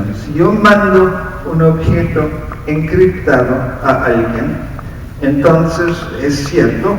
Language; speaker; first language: Spanish; non-native, fluent; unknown